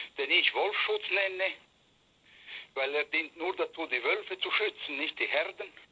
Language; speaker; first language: German; non-native, local second language; Romansh